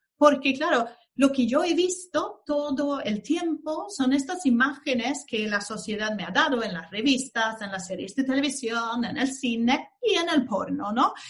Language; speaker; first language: Spanish; non-native, fluent; Swedish